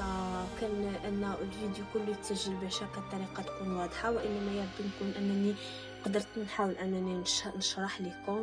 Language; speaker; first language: Arabic; native; Arabic